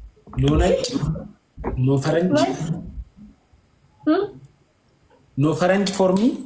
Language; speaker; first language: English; non-native, learner; Amharic